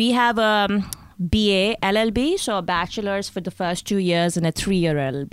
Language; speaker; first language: English; non-native, local second language; Urdu